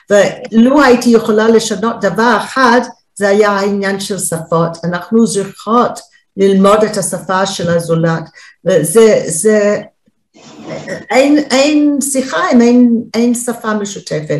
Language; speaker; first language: Hebrew; non-native, fluent; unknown